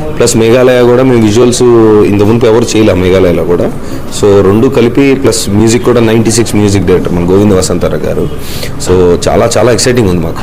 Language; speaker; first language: Telugu; native; Telugu